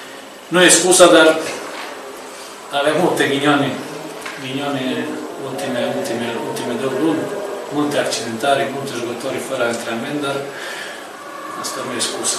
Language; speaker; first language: Romanian; non-native, fluent; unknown